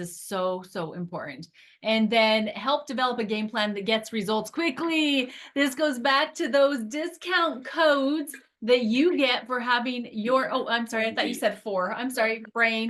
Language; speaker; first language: English; native; English